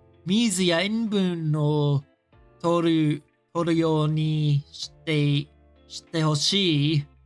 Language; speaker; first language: Japanese; non-native, learner; English